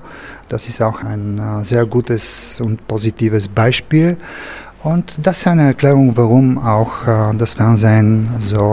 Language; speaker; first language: German; non-native, fluent; Bulgarian